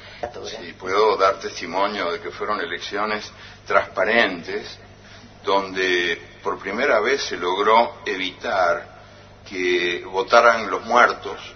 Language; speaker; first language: Spanish; native; Spanish